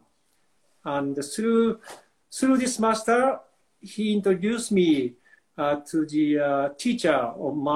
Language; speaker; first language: English; non-native, fluent; Japanese